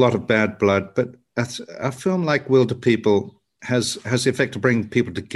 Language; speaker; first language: English; native; English